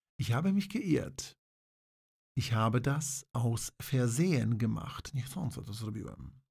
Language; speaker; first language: German; non-native, fluent; Polish